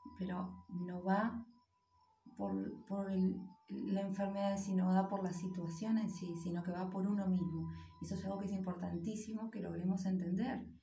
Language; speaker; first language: Spanish; native; Spanish